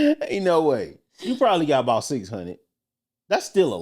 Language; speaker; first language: English; native; English